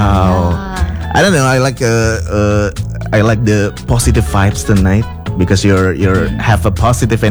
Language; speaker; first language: English; non-native, fluent; Indonesian